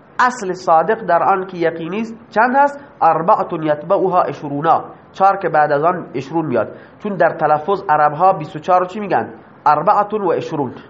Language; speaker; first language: Persian; non-native, local second language; Baluchi